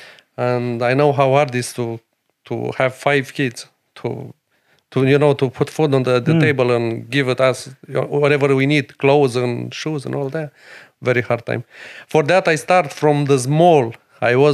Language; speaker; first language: English; non-native, learner; Romanian